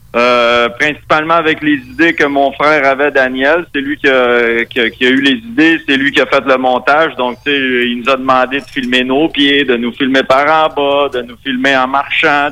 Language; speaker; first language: French; non-native, local second language; Spanish